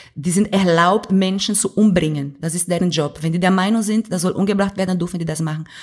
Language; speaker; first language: German; non-native, fluent; Portuguese